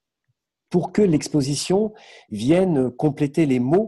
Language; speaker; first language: French; native; French